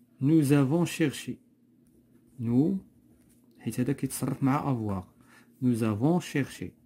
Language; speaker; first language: French; non-native, local second language; Arabic